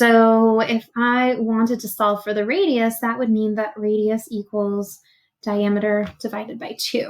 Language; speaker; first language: English; native; English